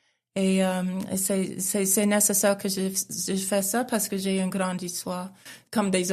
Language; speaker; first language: French; non-native, local second language; English